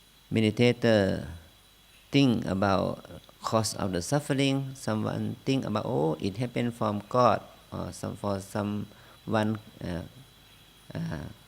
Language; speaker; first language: English; non-native, learner; Thai